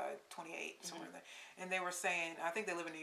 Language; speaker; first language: English; native; English